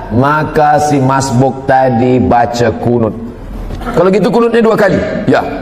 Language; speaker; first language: Malay; native; Malay